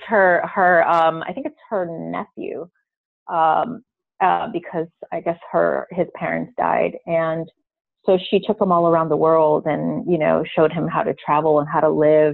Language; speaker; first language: English; native; English